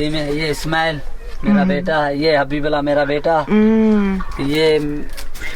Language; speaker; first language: Hindi; non-native, local second language; Sindhi